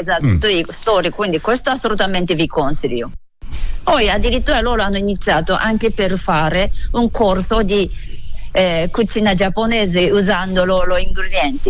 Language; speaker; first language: Italian; non-native, learner; Japanese